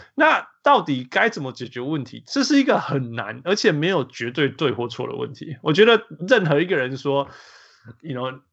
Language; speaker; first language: Chinese; early bilingual, heritage; Chinese